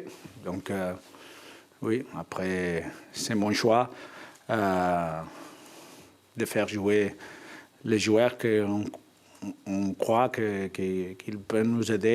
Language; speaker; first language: French; non-native, fluent; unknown